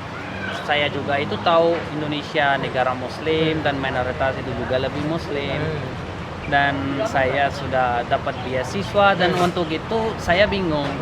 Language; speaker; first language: Indonesian; non-native, learner; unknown